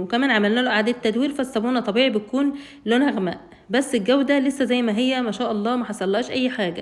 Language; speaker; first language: Arabic; native; Arabic